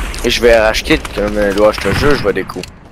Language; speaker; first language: French; native; French